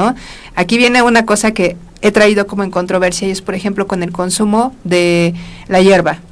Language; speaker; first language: Spanish; native; Spanish